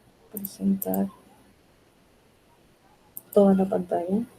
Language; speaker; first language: Spanish; native; Spanish